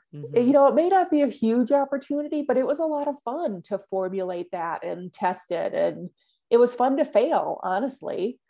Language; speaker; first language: English; native; English